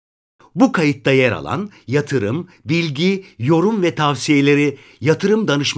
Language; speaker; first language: Turkish; native; Turkish